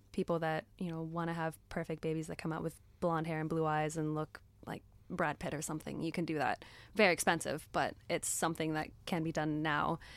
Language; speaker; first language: English; native; English